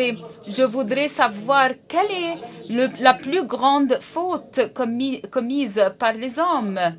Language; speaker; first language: French; non-native, local second language; Arabic